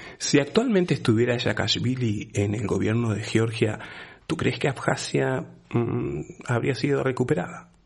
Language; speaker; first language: Spanish; native; Spanish